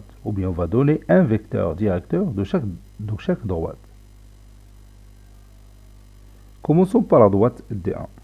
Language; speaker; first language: French; non-native, local second language; Arabic